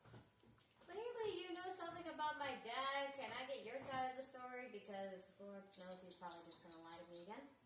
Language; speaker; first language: English; native; English